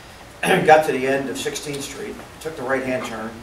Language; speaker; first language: English; native; English